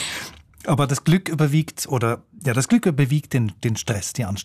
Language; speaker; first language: German; native; German